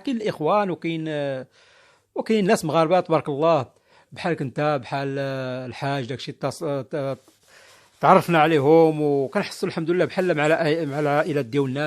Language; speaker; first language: Arabic; native; Arabic